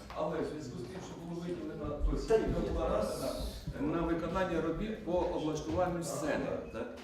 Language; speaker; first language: Ukrainian; native; Ukrainian